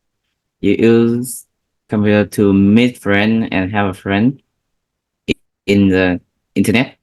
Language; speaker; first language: English; non-native, learner; Vietnamese